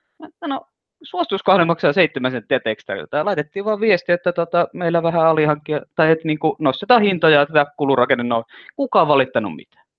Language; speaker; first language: Finnish; native; Finnish